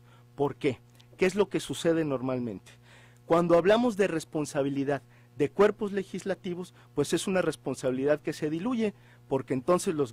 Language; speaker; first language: Spanish; native; Spanish